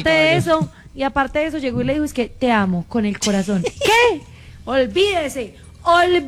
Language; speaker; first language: Spanish; native; Spanish